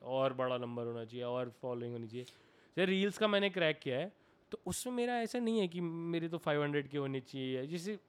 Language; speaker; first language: Hindi; native; Hindi